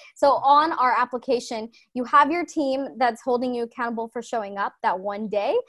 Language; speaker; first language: English; native; English